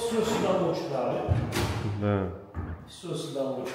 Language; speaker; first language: Russian; non-native, learner; Turkish